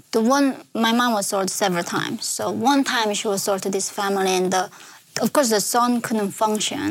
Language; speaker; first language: English; non-native, fluent; Korean